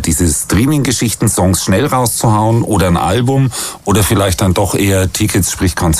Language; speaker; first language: German; native; German